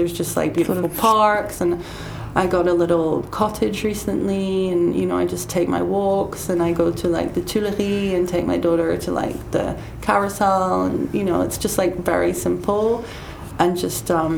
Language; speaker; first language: English; native; English